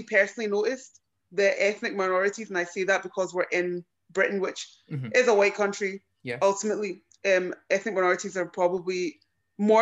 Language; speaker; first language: English; native; English